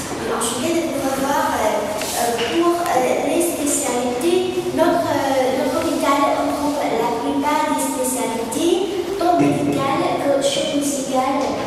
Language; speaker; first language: French; non-native, fluent; Vietnamese